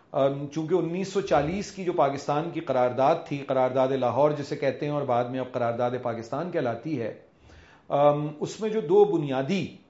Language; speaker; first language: Urdu; native; Urdu